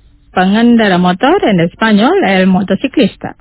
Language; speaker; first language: Spanish; non-native, fluent; Indonesian